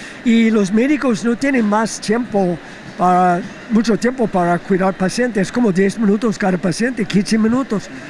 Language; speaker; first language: Spanish; non-native, fluent; English